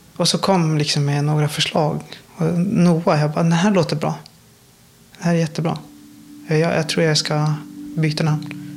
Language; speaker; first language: Swedish; non-native, fluent; Persian